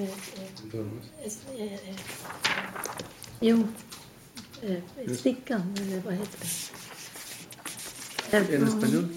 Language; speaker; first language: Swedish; non-native, learner; Spanish